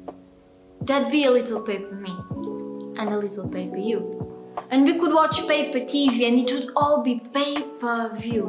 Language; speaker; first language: English; non-native, learner; Portuguese